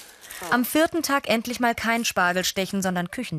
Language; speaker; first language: German; native; German